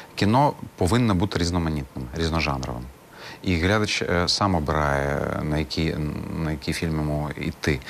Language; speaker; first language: Ukrainian; non-native, local second language; Crimean Tatar